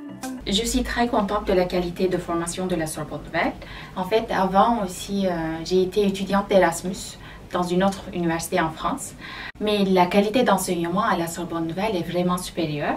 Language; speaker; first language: French; non-native, fluent; Turkish